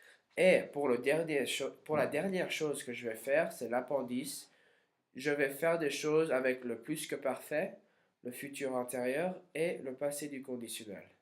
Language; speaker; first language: French; non-native, learner; English